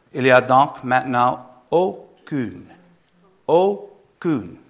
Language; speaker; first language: French; non-native, fluent; English